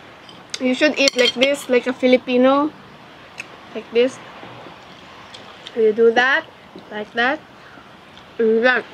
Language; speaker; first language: English; non-native, learner; Cebuano